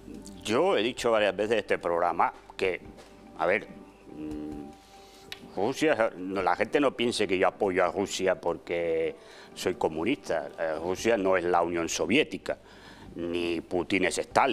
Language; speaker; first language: Catalan; non-native, local second language; Spanish